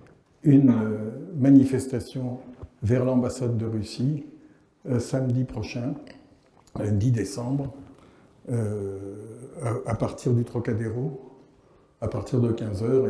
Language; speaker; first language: French; native; French